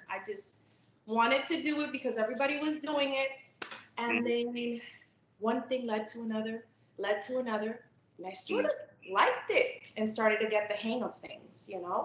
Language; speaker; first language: English; native; English